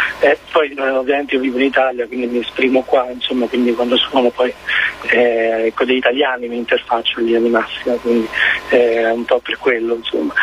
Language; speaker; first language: Italian; native; Italian